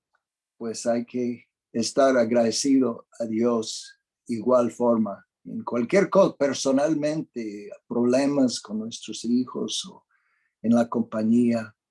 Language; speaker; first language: Spanish; non-native, fluent; English